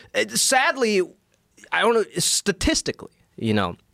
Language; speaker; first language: English; non-native, local second language; Cantonese